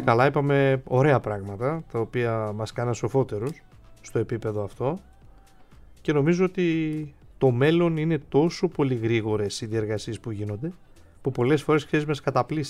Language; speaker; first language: Greek; native; Greek